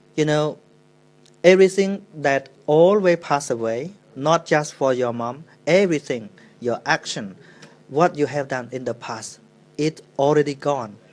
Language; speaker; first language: English; non-native, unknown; Khmer